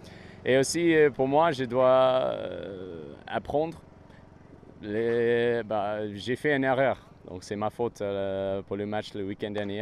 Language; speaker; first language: French; non-native, fluent; English